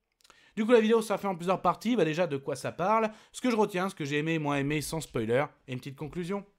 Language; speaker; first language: French; native; French